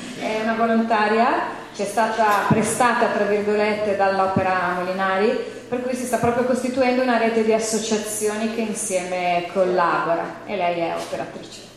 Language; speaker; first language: Italian; native; Italian